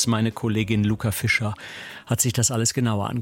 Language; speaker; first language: German; native; German